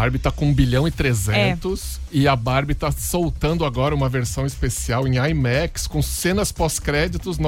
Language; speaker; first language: Portuguese; native; Portuguese